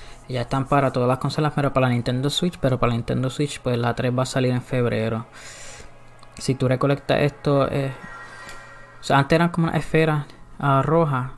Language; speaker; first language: Spanish; native; Spanish